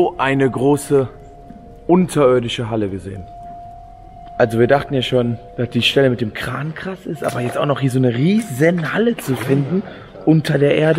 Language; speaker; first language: German; native; German